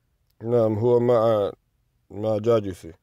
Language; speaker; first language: Arabic; non-native, fluent; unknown